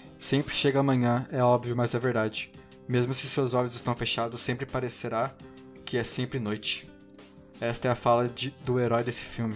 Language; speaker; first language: Portuguese; native; Portuguese